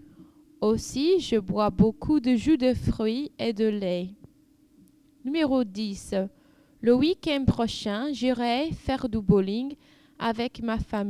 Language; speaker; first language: French; non-native, learner; English